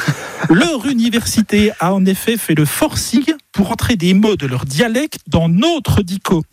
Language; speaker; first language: French; native; French